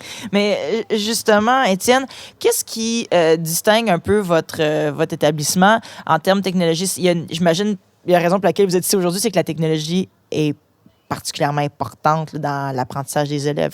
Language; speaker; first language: French; native; French